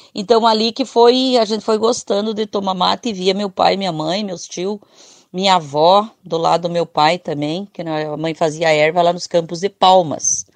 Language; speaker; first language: Portuguese; native; Portuguese